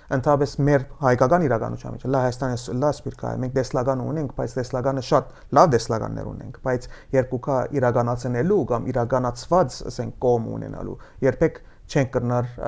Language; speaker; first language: Armenian; early bilingual, heritage; Armenian